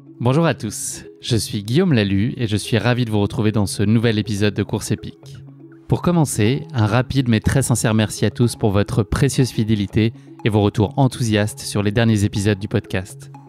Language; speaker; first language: French; native; French